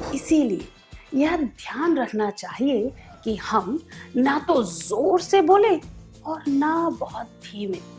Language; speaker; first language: Hindi; native; Hindi